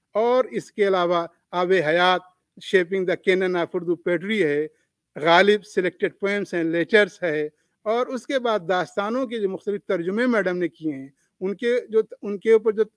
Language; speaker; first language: Urdu; native; Urdu